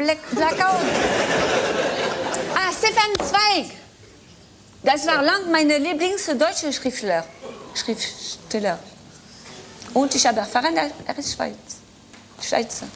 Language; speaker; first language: German; non-native, fluent; French